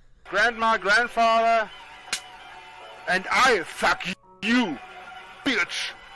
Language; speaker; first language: English; non-native, learner; German